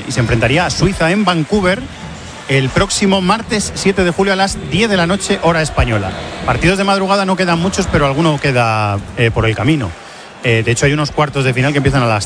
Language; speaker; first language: Spanish; native; Spanish